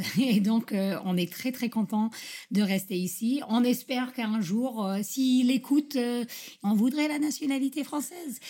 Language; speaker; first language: French; non-native, fluent; English